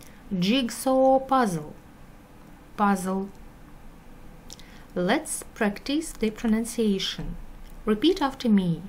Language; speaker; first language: English; non-native, fluent; Russian